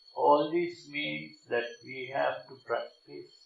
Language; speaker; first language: English; non-native, local second language; Sinhala